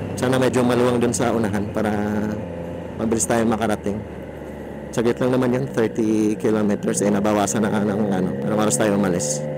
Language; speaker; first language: Filipino; non-native, local second language; Cebuano